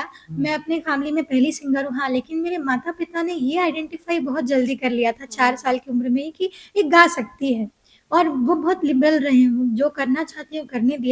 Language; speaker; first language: Hindi; native; Hindi